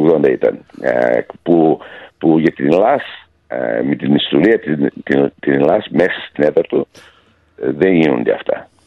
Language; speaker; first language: Greek; early bilingual, heritage; Greek